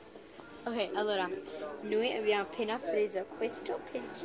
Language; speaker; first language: Italian; early bilingual, heritage; English